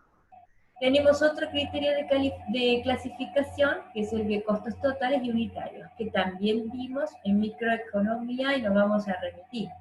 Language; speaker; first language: Spanish; native; Spanish